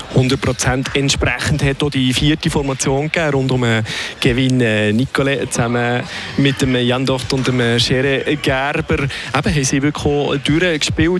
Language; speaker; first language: German; native; German